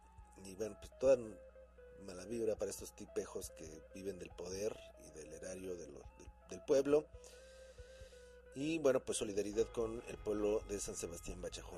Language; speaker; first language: Spanish; native; Spanish